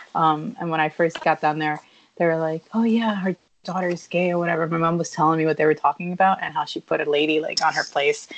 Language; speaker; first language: English; early bilingual, other home language; Spanish